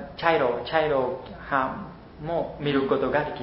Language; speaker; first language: Japanese; non-native, learner; Khmer